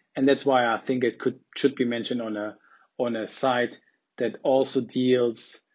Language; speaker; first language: English; non-native, fluent; German